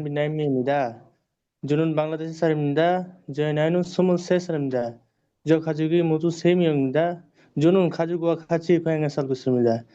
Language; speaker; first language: Korean; non-native, learner; Bangla